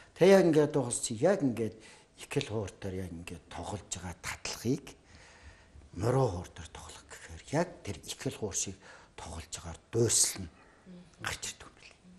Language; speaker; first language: Mongolian; native; Mongolian